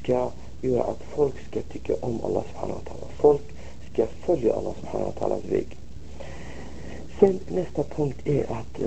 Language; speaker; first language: Swedish; non-native, fluent; Arabic